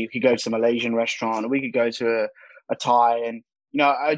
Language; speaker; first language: English; native; English